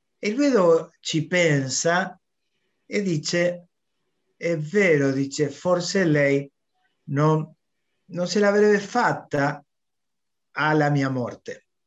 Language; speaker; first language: Italian; non-native, fluent; Spanish